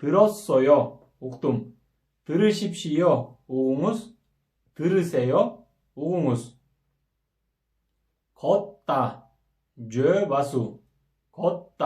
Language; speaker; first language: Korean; non-native, fluent; Kyrgyz